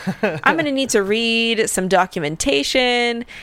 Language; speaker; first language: English; early bilingual, other home language; Russian